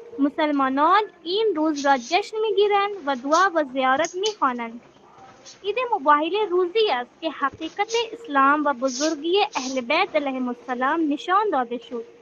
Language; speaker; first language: Persian; non-native, learner; Urdu